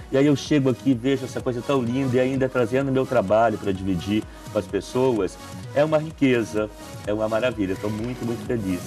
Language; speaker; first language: Portuguese; native; Portuguese